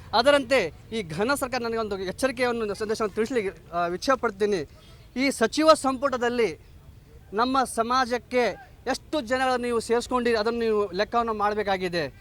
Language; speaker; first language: Kannada; non-native, local second language; Lambadi